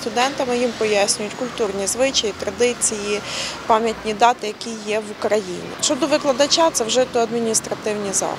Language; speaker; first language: Ukrainian; native; Ukrainian